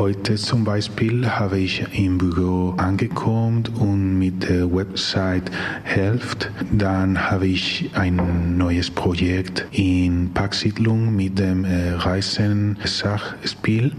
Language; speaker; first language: German; non-native, learner; Spanish